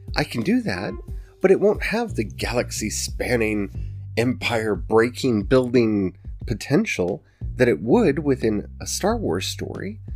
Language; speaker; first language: English; native; English